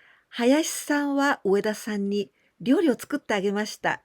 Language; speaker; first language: Japanese; non-native, fluent; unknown